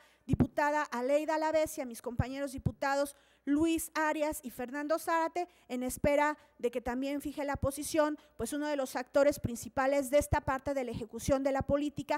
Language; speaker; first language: Spanish; native; Spanish